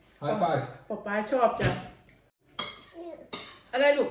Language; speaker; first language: Dutch; non-native, learner; Thai